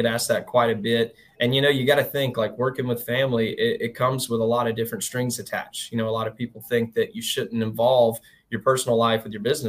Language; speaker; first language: English; native; English